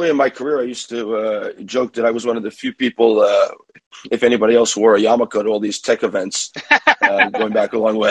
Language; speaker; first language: English; native; English